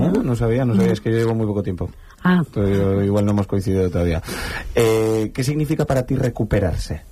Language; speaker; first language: Spanish; native; Spanish